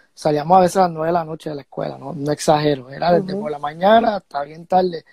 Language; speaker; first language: Spanish; early bilingual, heritage; Spanish